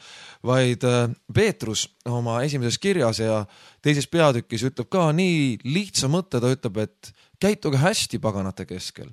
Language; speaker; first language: Estonian; native; Estonian